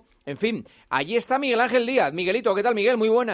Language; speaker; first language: Spanish; native; Spanish